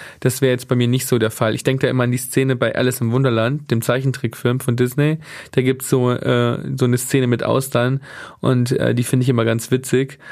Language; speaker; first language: German; native; German